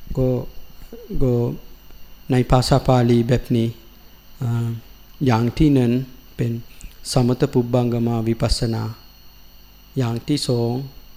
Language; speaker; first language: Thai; non-native, learner; Sinhala